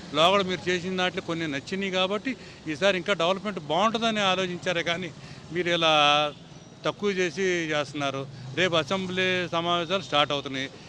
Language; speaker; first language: Telugu; native; Telugu